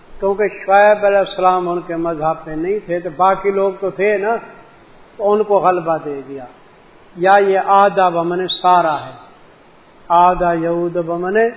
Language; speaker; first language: Urdu; non-native, local second language; Sindhi